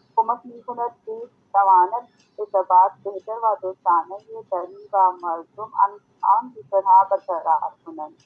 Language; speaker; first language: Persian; non-native, learner; Urdu